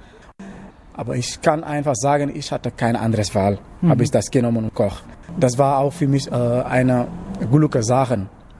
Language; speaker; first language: German; non-native, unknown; Wolof